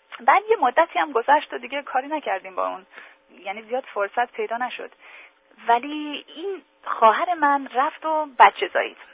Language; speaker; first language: Persian; early bilingual, heritage; English